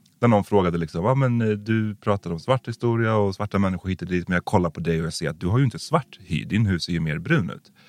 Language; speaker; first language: Swedish; early bilingual, other home language; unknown